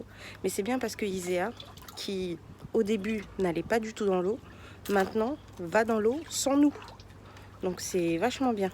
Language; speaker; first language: French; native; French